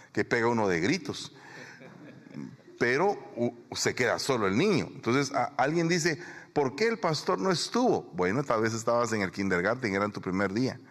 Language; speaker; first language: Spanish; native; Spanish